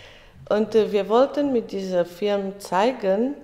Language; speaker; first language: German; early bilingual, other home language; Romany